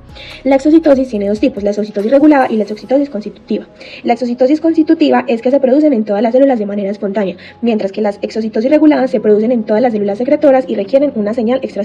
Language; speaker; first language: Spanish; native; Spanish